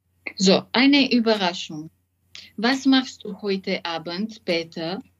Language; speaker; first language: German; non-native, learner; French